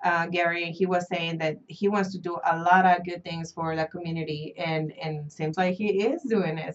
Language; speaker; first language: English; early bilingual, other home language; Spanish